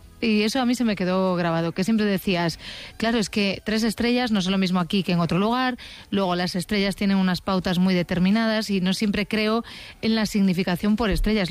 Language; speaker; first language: Spanish; native; Spanish